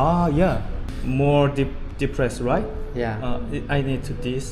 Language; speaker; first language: English; non-native, learner; Korean